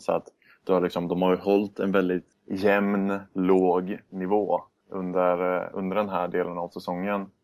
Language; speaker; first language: Swedish; native; Swedish